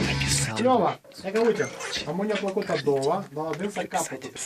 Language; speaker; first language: Russian; native; Russian